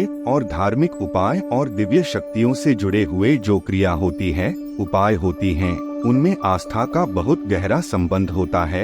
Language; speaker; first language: Hindi; native; Hindi